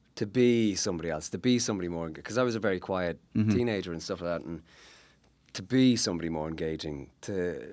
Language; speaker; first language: English; native; English